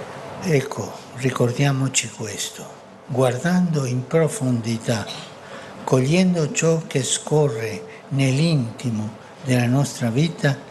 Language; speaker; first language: Italian; non-native, fluent; Spanish